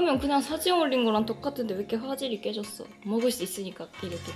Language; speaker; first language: Korean; non-native, fluent; Japanese